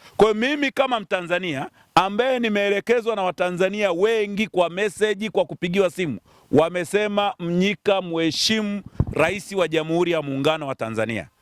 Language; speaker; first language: Swahili; native; Swahili